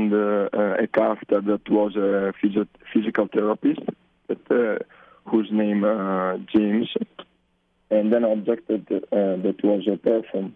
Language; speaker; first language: English; non-native, learner; Italian